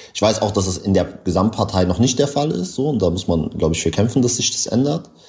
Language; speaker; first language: German; native; German